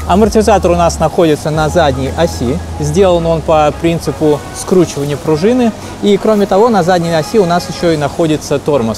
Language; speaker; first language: Russian; native; Russian